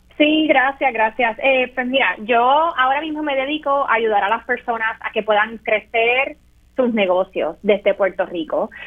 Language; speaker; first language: Spanish; native; Spanish